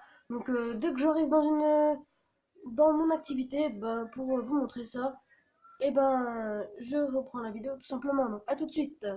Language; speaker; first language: French; native; French